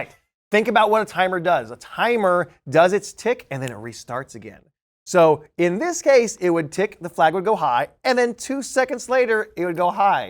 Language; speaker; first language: English; native; English